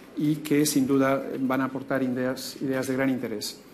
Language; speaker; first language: Spanish; native; Spanish